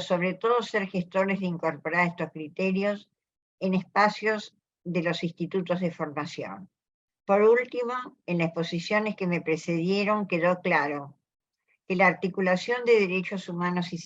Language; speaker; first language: Spanish; native; Spanish